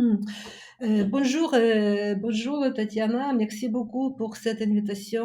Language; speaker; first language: French; non-native, fluent; Ukrainian